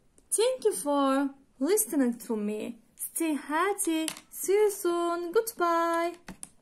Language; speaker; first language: English; non-native, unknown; Turkish